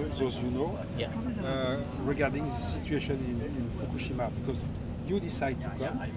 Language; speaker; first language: English; non-native, fluent; French